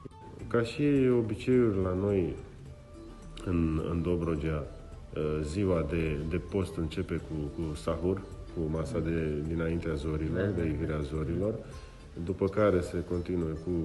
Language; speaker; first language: Romanian; non-native, local second language; Crimean Tatar